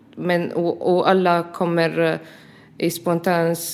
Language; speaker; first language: Swedish; non-native, learner; Arabic